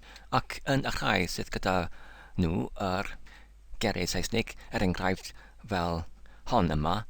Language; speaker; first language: Welsh; non-native, learner; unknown